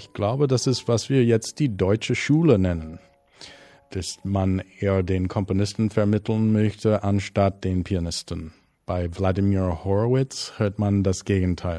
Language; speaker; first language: German; non-native, fluent; English